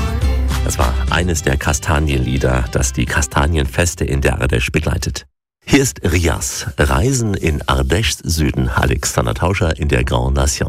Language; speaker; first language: German; native; German